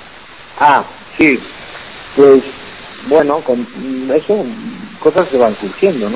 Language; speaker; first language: Spanish; native; Spanish